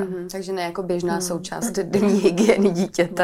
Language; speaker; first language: Czech; native; Czech